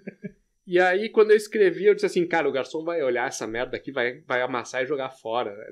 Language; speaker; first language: Portuguese; native; Portuguese